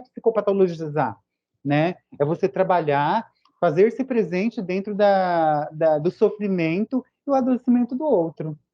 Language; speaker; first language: Portuguese; native; Portuguese